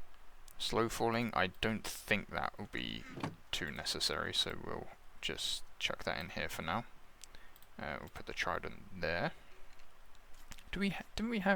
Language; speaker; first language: English; native; English